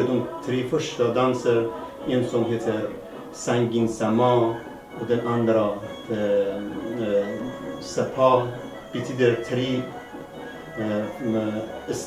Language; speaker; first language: Swedish; non-native, learner; Kurdish